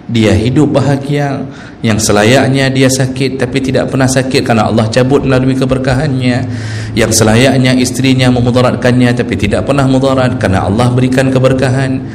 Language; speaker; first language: Malay; non-native, local second language; Achinese